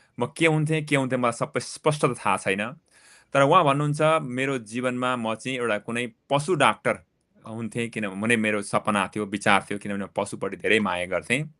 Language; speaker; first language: Nepali; native; Nepali